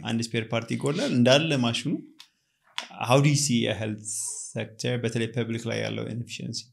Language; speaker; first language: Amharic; native; Amharic